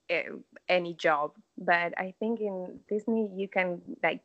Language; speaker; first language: English; non-native, fluent; Spanish